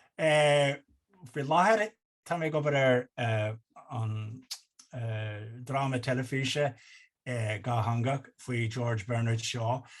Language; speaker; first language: Irish; non-native, local second language; English